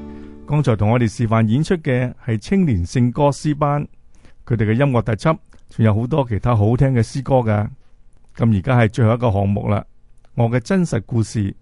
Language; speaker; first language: Chinese; native; Chinese